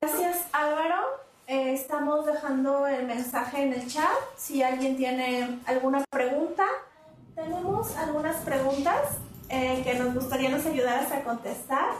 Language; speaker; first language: Spanish; native; Spanish